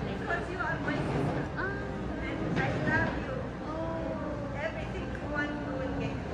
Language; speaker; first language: English; non-native, learner; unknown